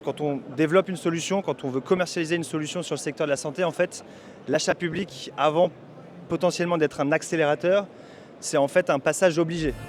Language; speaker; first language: French; native; French